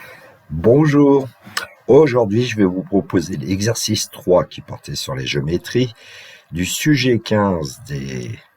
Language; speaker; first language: French; native; French